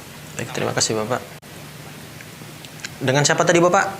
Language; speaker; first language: Indonesian; native; Indonesian